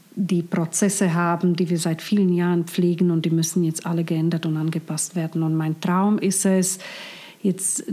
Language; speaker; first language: German; non-native, fluent; Slovak